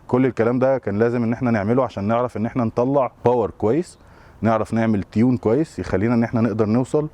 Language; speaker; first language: Arabic; native; Arabic